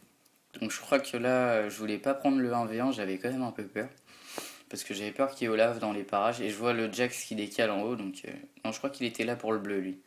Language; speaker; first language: French; native; French